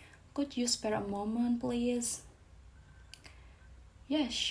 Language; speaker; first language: English; non-native, fluent; Indonesian